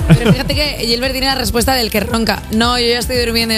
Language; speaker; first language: Spanish; native; Spanish